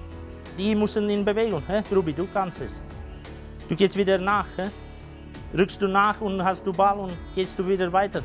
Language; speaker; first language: German; non-native, fluent; Czech